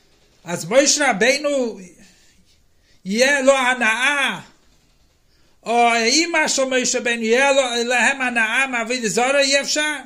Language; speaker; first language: Hebrew; non-native, fluent; English